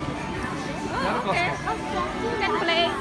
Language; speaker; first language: English; non-native, learner; Indonesian